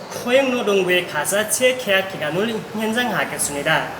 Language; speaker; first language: Korean; non-native, learner; Nepali